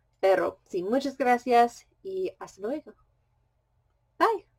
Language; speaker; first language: Spanish; non-native, fluent; English